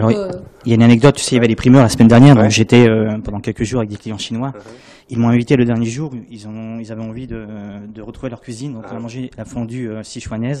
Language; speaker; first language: French; native; French